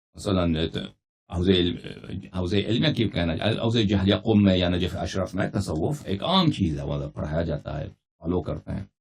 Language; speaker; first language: Urdu; non-native, fluent; Persian